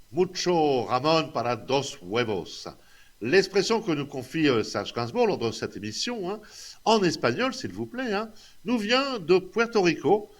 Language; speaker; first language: French; native; French